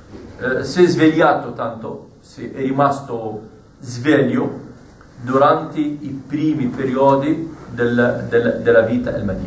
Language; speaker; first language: Italian; non-native, fluent; Arabic